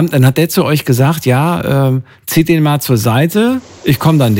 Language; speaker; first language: German; native; German